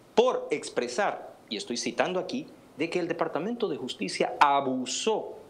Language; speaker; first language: Spanish; native; Spanish